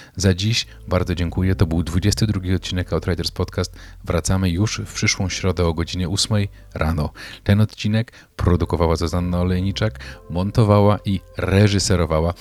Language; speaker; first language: Polish; native; Polish